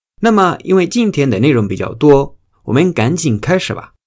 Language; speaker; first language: Chinese; non-native, fluent; Spanish